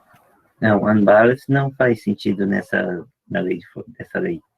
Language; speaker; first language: Portuguese; native; Portuguese